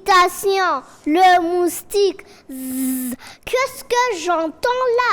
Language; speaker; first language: French; non-native, learner; Kinyarwanda